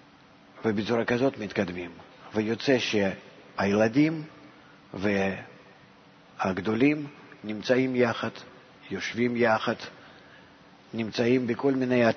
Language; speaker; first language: Hebrew; non-native, fluent; Russian